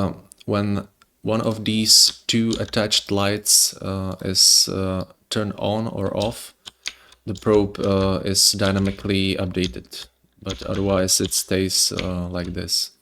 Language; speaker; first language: English; non-native, fluent; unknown